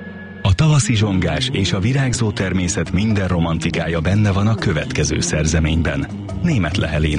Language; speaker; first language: Hungarian; native; Hungarian